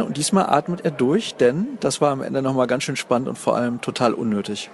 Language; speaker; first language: German; native; German